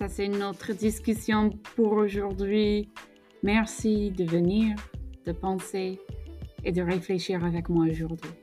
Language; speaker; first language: French; non-native, fluent; English